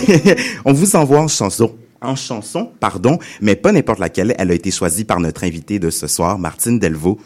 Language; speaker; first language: French; native; French